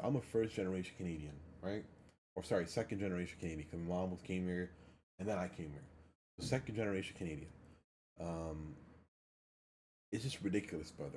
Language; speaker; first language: English; early bilingual, other home language; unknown